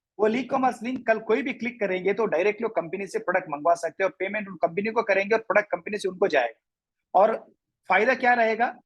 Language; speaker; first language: Hindi; non-native, local second language; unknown